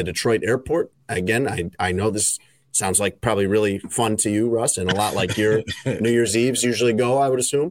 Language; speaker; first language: English; native; English